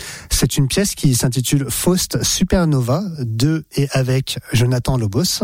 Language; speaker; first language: French; native; French